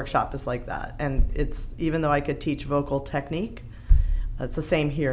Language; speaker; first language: English; native; English